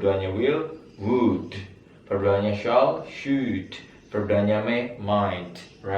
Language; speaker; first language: English; non-native, learner; Indonesian